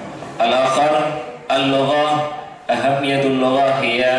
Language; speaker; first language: Arabic; non-native, fluent; Indonesian